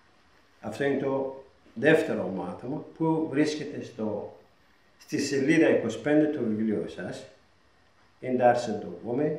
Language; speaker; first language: Greek; non-native, fluent; Persian